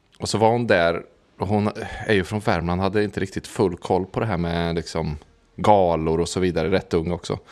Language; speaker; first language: Swedish; native; Swedish